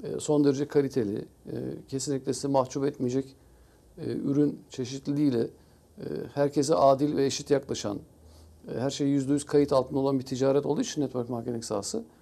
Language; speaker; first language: Turkish; early bilingual, heritage; Turkish